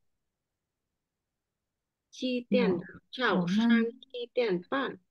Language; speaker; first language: Chinese; non-native, learner; Vietnamese